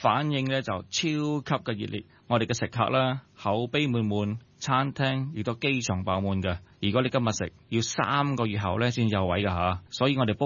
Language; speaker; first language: Cantonese; early bilingual, heritage; Cantonese